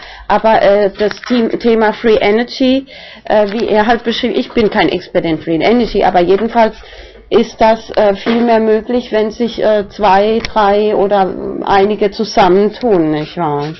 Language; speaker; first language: German; non-native, local second language; Spanish